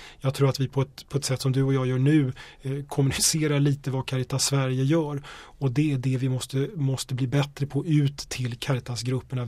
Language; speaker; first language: Swedish; native; Swedish